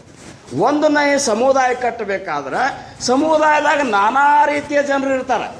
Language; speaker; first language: Kannada; native; Kannada